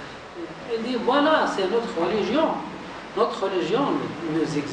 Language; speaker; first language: French; non-native, local second language; Arabic